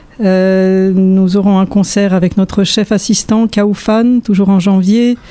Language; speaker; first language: French; non-native, fluent; Polish